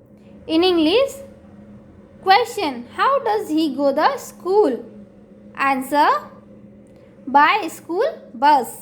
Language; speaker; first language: English; non-native, local second language; Hindi